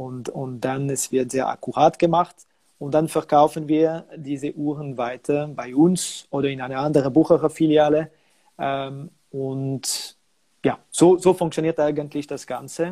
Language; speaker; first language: German; non-native, local second language; French